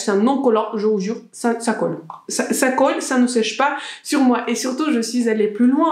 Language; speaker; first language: French; native; French